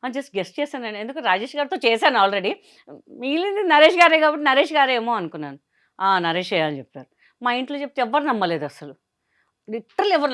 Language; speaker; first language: Telugu; non-native, local second language; Hindi